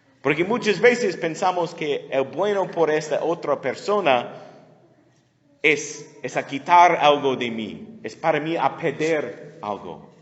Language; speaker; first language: Spanish; non-native, learner; English